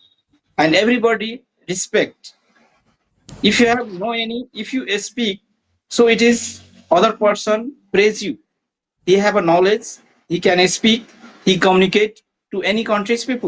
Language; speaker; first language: English; non-native, learner; Maithili